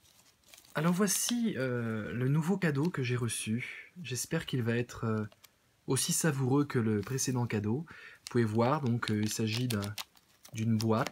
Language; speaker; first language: French; native; French